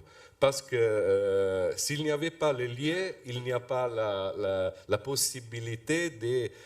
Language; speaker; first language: French; non-native, fluent; Italian